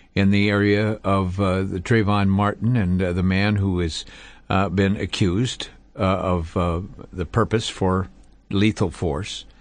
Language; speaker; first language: English; native; English